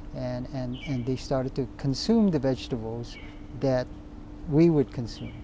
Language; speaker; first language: English; native; English